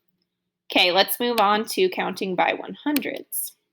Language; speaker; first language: English; native; English